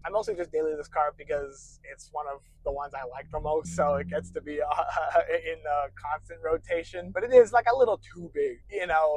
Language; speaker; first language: English; native; English